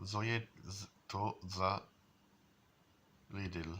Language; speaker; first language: Czech; non-native, learner; English